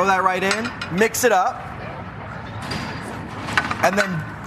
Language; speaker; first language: English; native; English